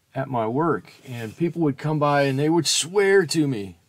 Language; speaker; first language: English; native; English